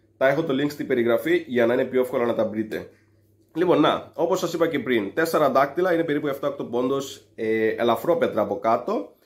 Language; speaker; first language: Greek; non-native, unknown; Bangla